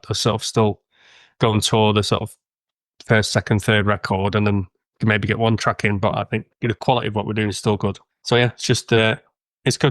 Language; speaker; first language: English; native; English